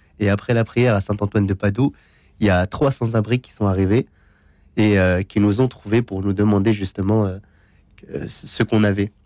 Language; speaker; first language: French; early bilingual, other home language; Syriac